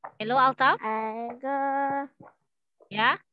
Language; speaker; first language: English; non-native, learner; Indonesian